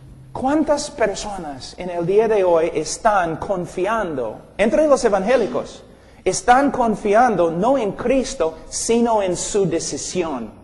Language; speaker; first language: Spanish; non-native, fluent; English